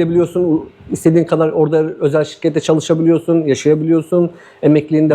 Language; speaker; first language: Turkish; native; Turkish